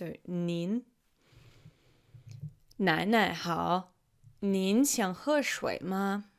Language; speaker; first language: Chinese; non-native, fluent; English